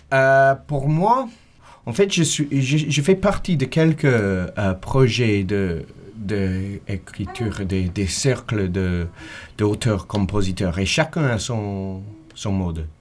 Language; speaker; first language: French; non-native, fluent; English